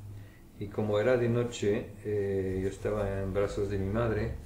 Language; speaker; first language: Spanish; early bilingual, heritage; German